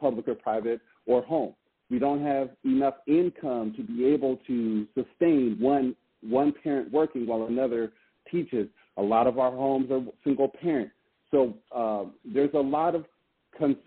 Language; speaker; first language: English; native; English